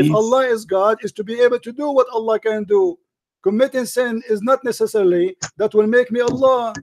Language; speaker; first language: English; non-native, fluent; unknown